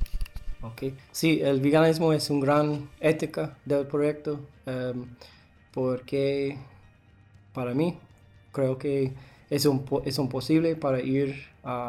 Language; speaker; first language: Spanish; non-native, learner; English